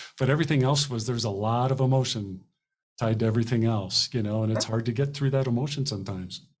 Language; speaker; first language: English; native; English